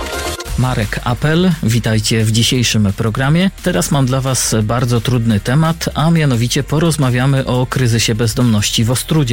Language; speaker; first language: Polish; native; Polish